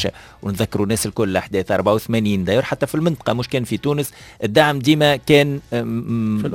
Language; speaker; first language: Arabic; native; Arabic